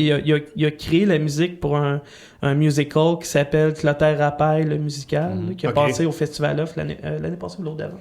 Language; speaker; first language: French; native; French